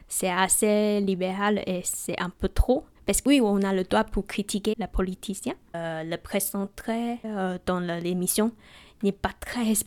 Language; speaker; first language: French; non-native, learner; Chinese